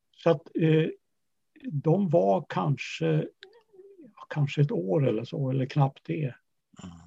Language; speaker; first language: Swedish; early bilingual, other home language; Yiddish